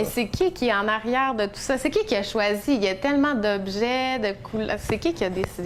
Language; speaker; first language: French; native; French